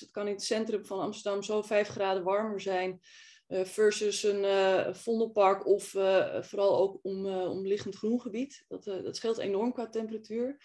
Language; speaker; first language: Dutch; native; Dutch